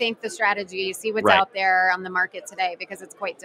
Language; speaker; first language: English; native; English